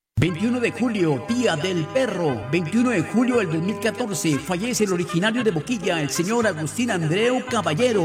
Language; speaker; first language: Spanish; native; Spanish